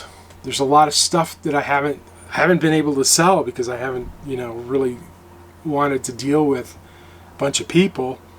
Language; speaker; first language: English; native; English